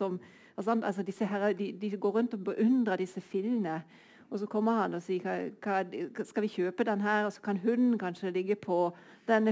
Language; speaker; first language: Norwegian; native; Norwegian